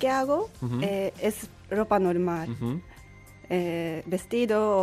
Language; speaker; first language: Spanish; non-native, learner; Japanese